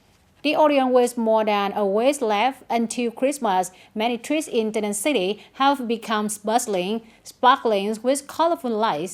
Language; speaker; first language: English; non-native, fluent; Vietnamese